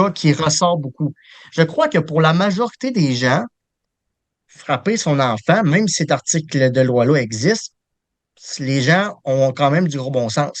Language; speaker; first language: French; native; French